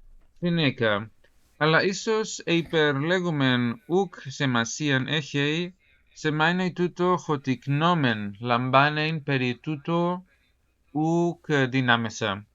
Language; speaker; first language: Greek; non-native, fluent; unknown